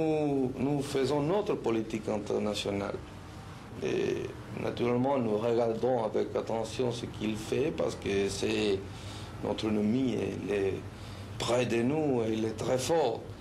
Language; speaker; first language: French; non-native, fluent; Spanish